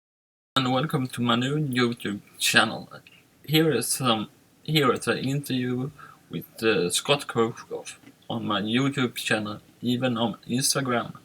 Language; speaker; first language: English; non-native, learner; Swedish